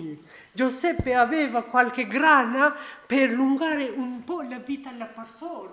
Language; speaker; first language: Italian; non-native, learner; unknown